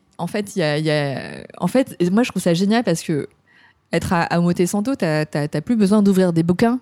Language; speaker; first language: French; early bilingual, other home language; Cantonese